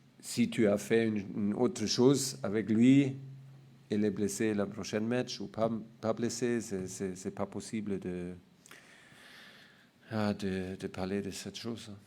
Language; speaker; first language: French; non-native, learner; German